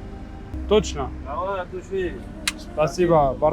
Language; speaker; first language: Russian; non-native, learner; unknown